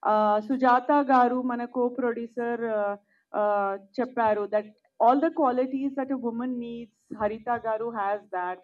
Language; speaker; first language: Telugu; non-native, local second language; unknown